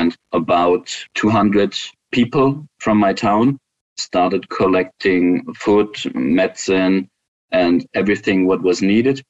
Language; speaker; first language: English; non-native, fluent; German